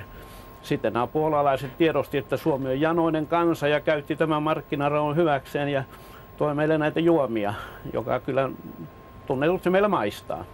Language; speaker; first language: Finnish; native; Finnish